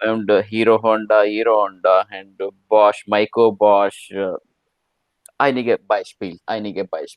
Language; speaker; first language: German; non-native, learner; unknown